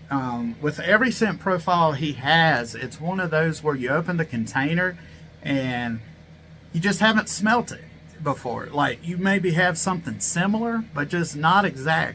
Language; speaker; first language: English; native; English